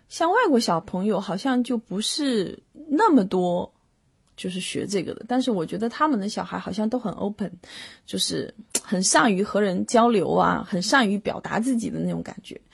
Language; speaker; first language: Chinese; native; Chinese